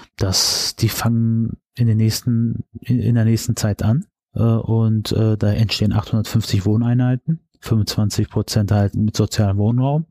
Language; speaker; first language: German; early bilingual, other home language; Turkish